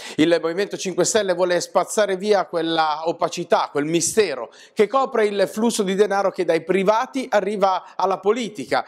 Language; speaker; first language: Italian; native; Italian